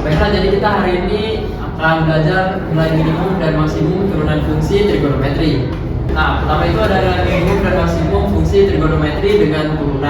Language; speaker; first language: Indonesian; native; Indonesian